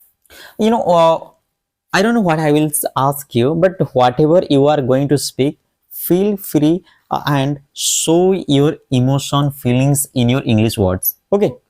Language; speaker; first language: English; non-native, local second language; Odia